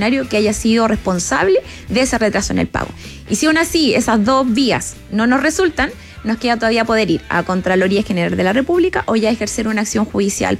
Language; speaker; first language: Spanish; native; Spanish